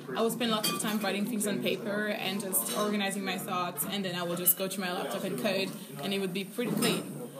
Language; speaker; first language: English; non-native, fluent; French